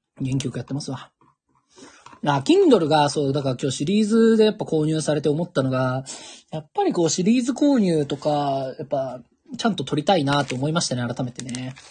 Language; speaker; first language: Japanese; native; Japanese